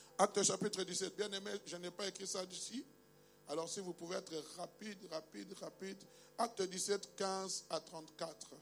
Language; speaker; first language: French; non-native, local second language; Luba-Lulua